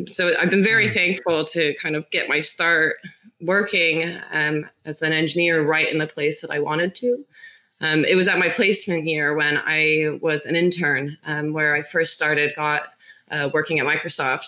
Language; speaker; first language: English; native; English